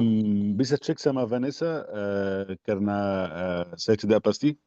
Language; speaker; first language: Indonesian; non-native, fluent; Arabic